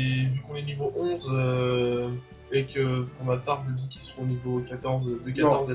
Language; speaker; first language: French; native; French